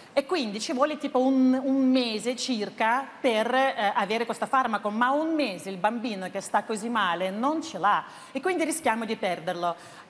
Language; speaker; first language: Italian; non-native, fluent; Russian